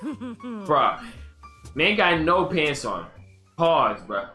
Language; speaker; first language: English; native; English